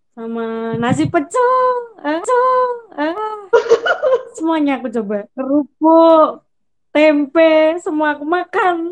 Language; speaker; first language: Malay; non-native, local second language; Javanese